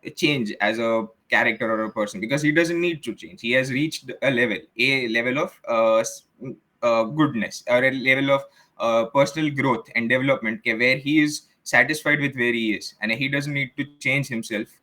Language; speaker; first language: English; non-native, local second language; Gujarati